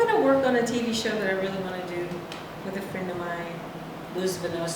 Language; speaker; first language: English; native; English